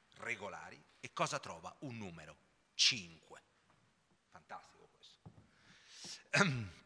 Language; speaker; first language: Italian; native; Italian